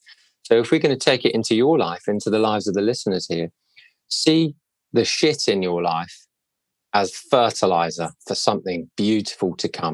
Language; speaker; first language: English; native; English